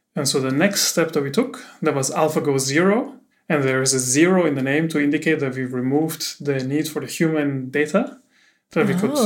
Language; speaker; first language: English; non-native, fluent; German